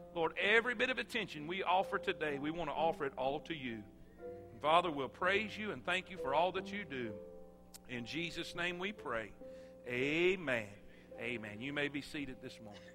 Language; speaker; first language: English; native; English